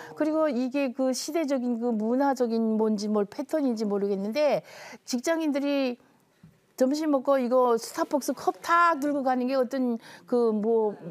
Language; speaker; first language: Korean; native; Korean